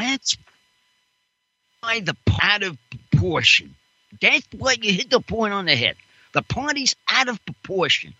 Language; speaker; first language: English; non-native, fluent; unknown